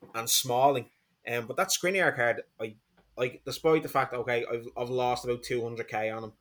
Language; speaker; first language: English; native; English